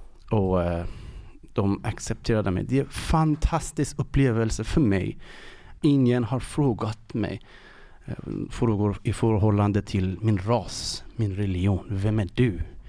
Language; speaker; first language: Swedish; non-native, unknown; Persian